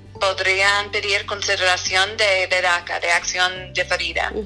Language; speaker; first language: Spanish; non-native, fluent; English